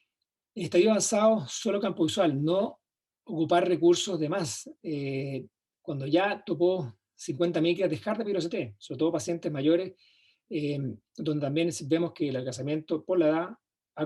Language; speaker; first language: Spanish; native; Spanish